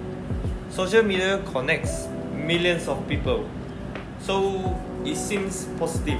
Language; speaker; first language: English; non-native, local second language; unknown